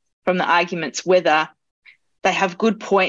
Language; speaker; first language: English; native; English